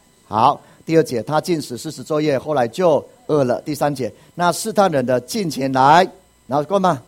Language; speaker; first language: Chinese; native; Chinese